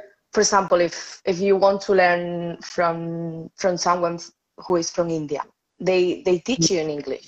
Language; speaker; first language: English; non-native, fluent; Spanish